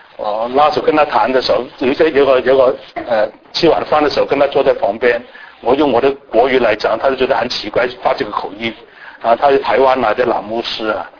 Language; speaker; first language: Chinese; non-native, local second language; Cantonese